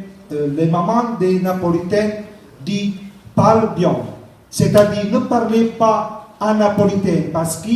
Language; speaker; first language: French; non-native, learner; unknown